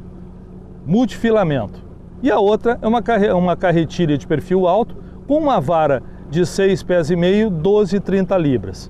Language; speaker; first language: Portuguese; native; Portuguese